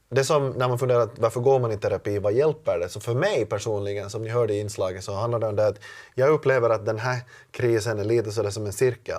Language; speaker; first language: Swedish; native; Swedish